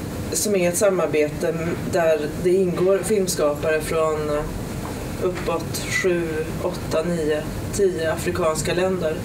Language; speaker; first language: Swedish; native; Swedish